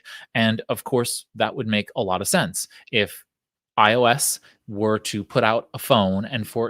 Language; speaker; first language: English; native; English